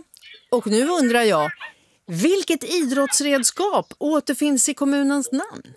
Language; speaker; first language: Swedish; native; Swedish